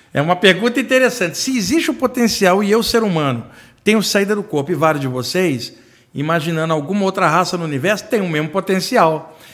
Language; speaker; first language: Portuguese; native; Portuguese